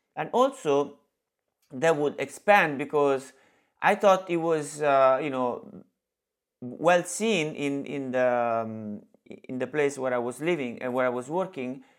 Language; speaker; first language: English; non-native, fluent; Italian